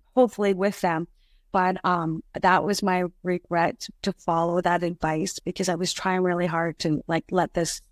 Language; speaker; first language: English; native; English